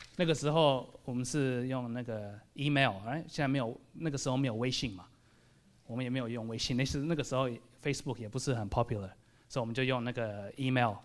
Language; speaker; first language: Chinese; early bilingual, heritage; Chinese